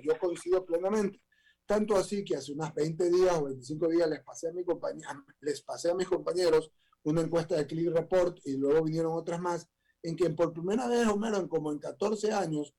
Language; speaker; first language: Spanish; native; Spanish